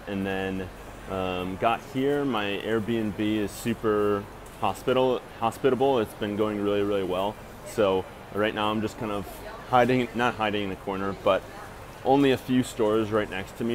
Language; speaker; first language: English; native; English